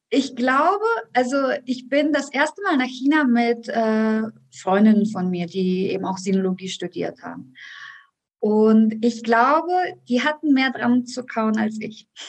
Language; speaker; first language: German; early bilingual, other home language; Russian